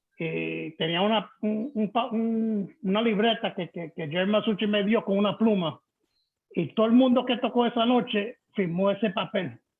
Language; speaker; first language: Spanish; early bilingual, heritage; Spanish